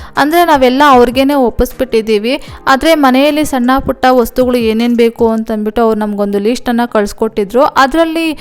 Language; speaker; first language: Kannada; non-native, local second language; Telugu